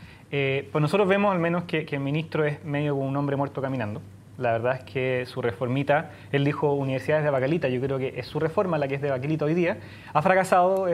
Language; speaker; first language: Spanish; native; Spanish